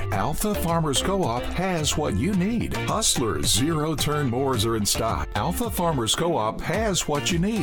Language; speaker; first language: English; native; English